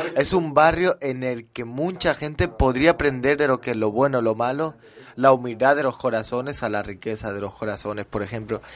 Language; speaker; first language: Spanish; early bilingual, heritage; French